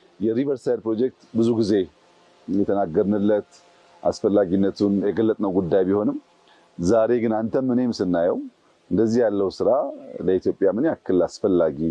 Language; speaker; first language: Amharic; non-native, local second language; Oromo